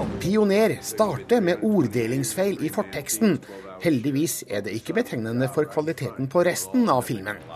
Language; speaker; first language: Norwegian; native; Norwegian